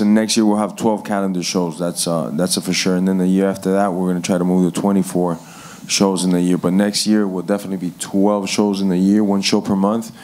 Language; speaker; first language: English; early bilingual, other home language; Spanish